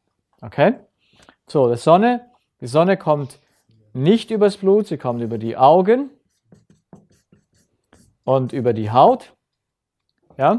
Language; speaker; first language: German; native; German